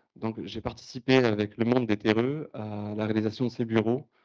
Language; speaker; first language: French; native; French